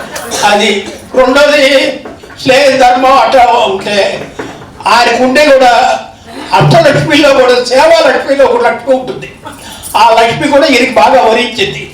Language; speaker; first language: Telugu; native; Telugu